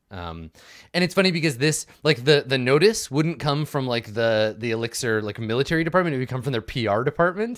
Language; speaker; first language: English; native; English